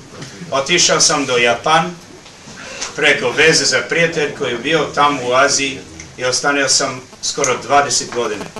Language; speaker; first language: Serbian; early bilingual, heritage; Serbian